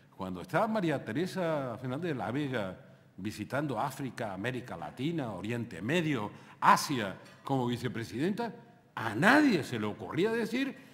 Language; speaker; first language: Spanish; native; Spanish